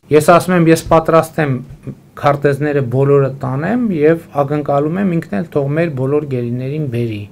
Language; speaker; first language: Armenian; native; Armenian